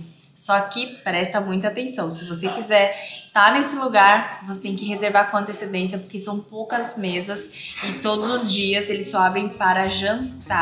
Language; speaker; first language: Portuguese; native; Portuguese